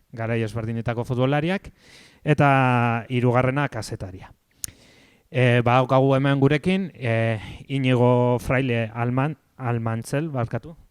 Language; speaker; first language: Basque; native; Basque